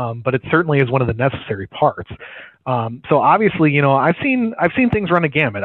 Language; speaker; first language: English; native; English